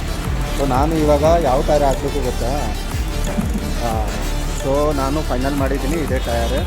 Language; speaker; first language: Kannada; non-native, learner; Hindi